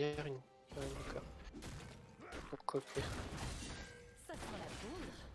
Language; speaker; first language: French; native; French